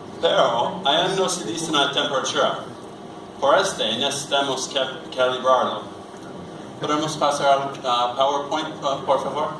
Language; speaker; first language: Spanish; non-native, learner; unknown